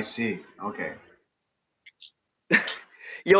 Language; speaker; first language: English; native; English